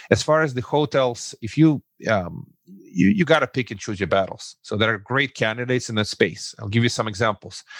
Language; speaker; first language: English; non-native, fluent; Russian